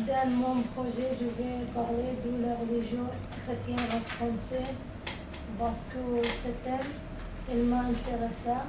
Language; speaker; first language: French; non-native, learner; Arabic